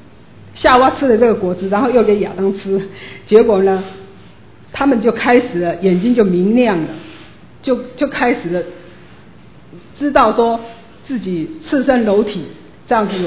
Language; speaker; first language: Chinese; native; Chinese